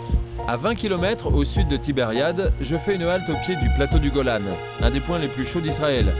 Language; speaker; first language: French; native; French